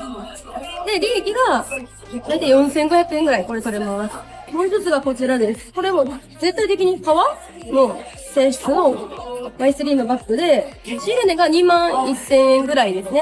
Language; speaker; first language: Japanese; native; Japanese